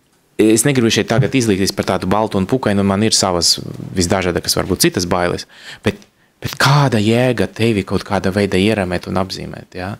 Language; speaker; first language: Latvian; non-native, local second language; Russian